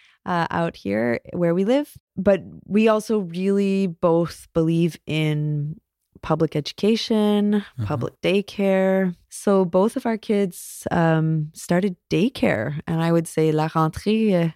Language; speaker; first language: English; native; English